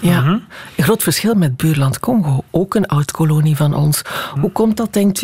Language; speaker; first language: Dutch; native; Dutch